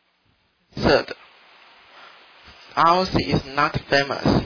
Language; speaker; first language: English; non-native, learner; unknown